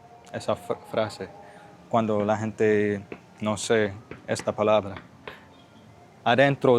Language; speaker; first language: Spanish; non-native, learner; English